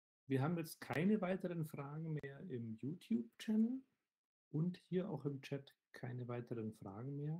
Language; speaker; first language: German; native; German